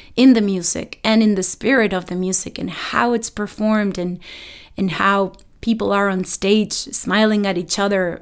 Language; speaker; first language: English; non-native, fluent; Spanish